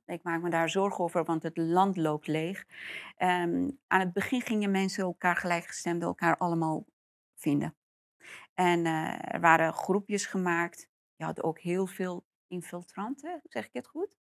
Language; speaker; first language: Dutch; non-native, fluent; Persian